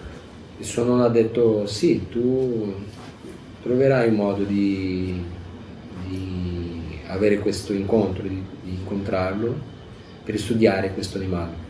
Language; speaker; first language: Italian; non-native, fluent; Portuguese